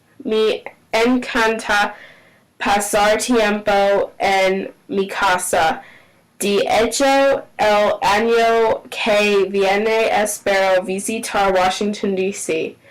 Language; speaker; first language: Spanish; non-native, learner; English